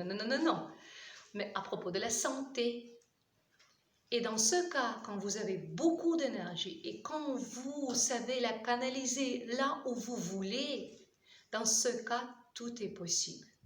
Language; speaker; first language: French; non-native, fluent; Russian